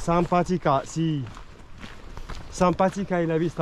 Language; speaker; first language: Spanish; non-native, learner; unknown